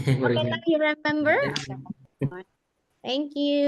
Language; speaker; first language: English; non-native, local second language; Indonesian